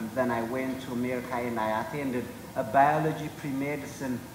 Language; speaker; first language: English; non-native, fluent; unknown